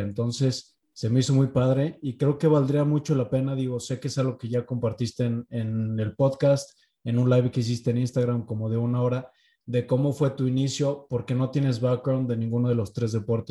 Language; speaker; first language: Spanish; native; Spanish